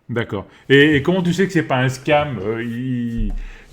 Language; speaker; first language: French; native; French